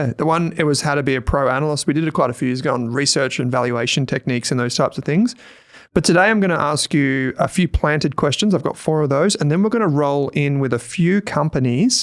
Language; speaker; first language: English; native; English